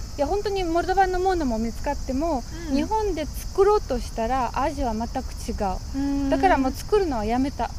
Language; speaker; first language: Japanese; non-native, fluent; Romanian